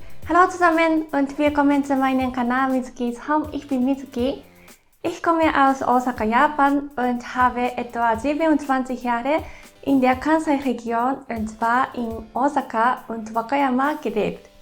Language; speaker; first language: German; non-native, fluent; Japanese